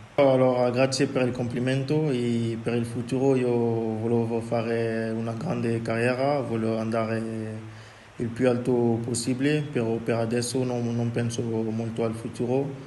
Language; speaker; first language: Italian; non-native, fluent; French